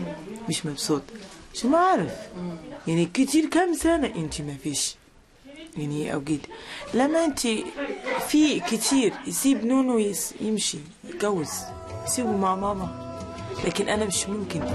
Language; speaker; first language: Arabic; non-native, local second language; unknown